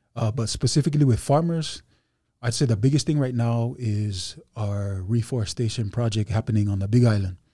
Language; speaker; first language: English; early bilingual, other home language; Hindi